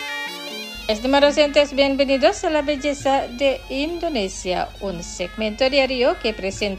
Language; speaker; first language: Spanish; non-native, fluent; Indonesian